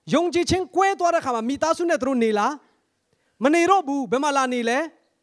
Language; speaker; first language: Burmese; non-native, local second language; Hakha Chin